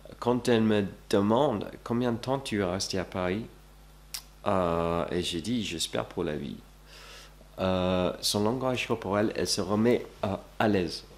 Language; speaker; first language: French; non-native, fluent; English